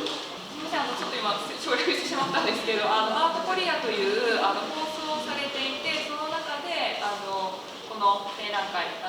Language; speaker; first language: Japanese; native; Japanese